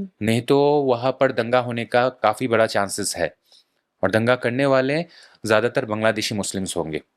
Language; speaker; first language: Hindi; non-native, local second language; Bangla